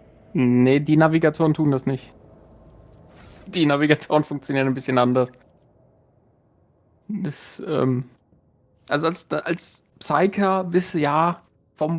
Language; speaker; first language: German; native; German